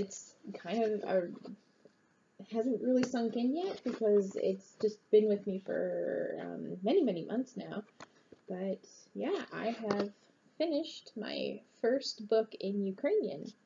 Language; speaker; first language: English; native; English